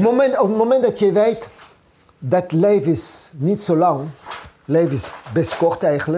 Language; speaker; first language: Dutch; non-native, fluent; French